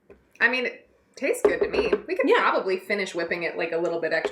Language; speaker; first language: English; native; English